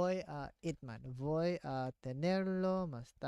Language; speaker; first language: Spanish; non-native, learner; English